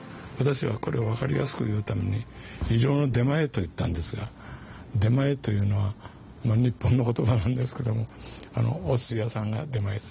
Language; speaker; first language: Japanese; native; Japanese